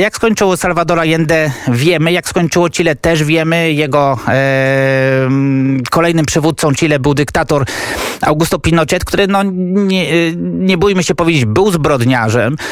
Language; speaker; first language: Polish; native; Polish